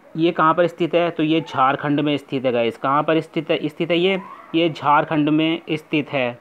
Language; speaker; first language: Hindi; native; Hindi